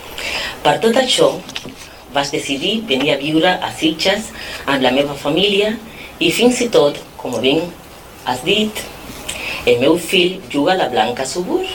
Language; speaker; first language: Catalan; non-native, fluent; Spanish